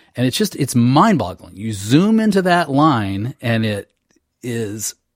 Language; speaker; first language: English; native; English